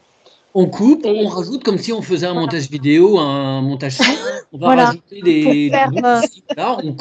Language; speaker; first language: French; native; French